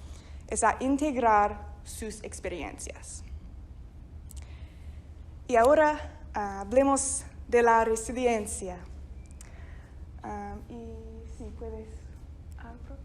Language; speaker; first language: Spanish; non-native, fluent; English